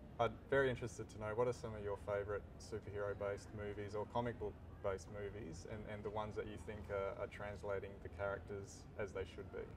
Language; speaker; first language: English; native; English